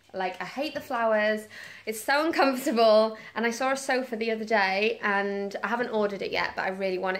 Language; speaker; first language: English; native; English